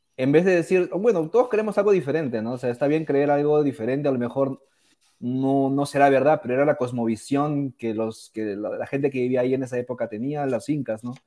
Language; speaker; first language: Spanish; native; Spanish